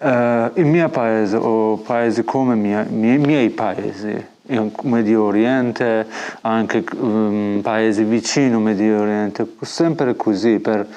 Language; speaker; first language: Italian; non-native, learner; Persian